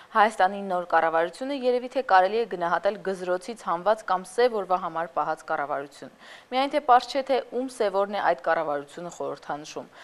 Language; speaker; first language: Armenian; native; Armenian